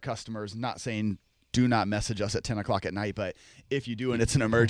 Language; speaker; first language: English; native; English